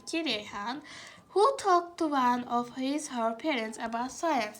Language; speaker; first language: English; non-native, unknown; Azerbaijani